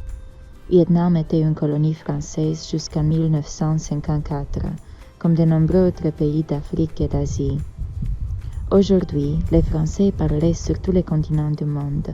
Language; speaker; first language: French; non-native, fluent; Romanian